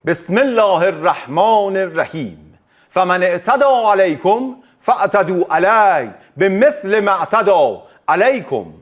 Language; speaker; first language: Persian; native; Persian